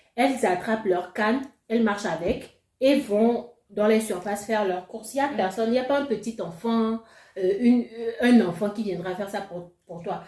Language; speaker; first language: French; non-native, local second language; Ewe